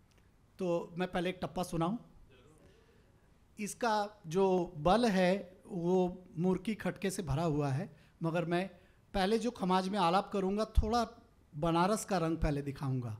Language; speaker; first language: Hindi; native; Hindi